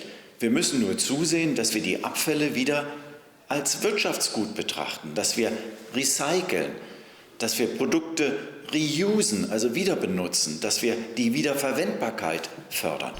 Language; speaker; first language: German; native; German